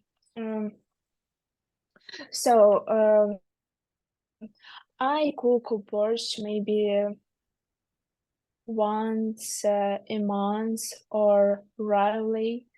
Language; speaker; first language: English; non-native, learner; Russian